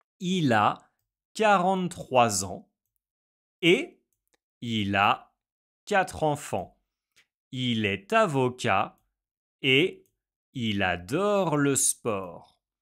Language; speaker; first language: French; native; French